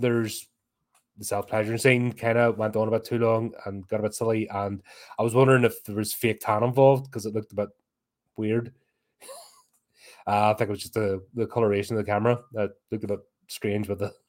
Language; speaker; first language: English; native; English